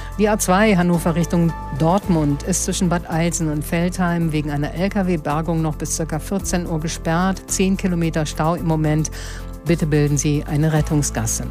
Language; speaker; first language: German; native; German